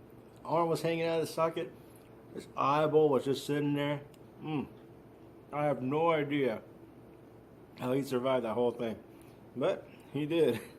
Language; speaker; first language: English; native; English